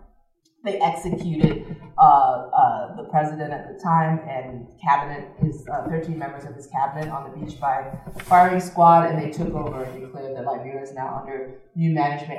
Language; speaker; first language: English; native; English